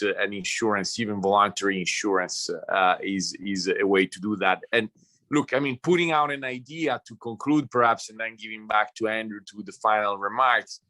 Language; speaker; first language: English; non-native, fluent; Italian